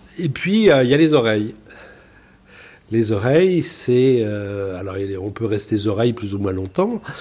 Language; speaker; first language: French; native; French